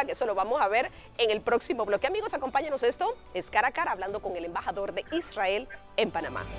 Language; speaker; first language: Spanish; native; Spanish